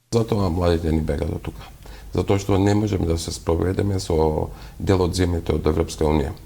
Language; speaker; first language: Macedonian; non-native, local second language; Albanian